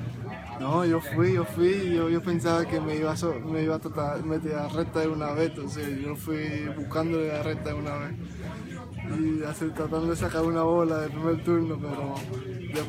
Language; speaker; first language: Spanish; non-native, local second language; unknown